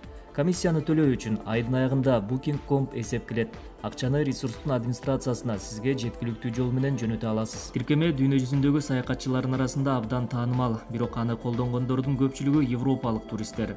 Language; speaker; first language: Kyrgyz; native; Kyrgyz